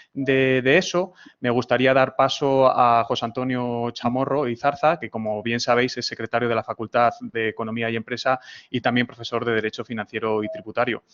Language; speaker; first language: Spanish; native; Spanish